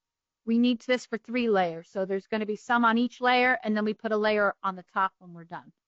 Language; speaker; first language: English; native; English